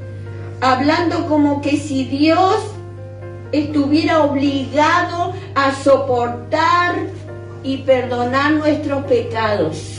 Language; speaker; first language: Spanish; native; Spanish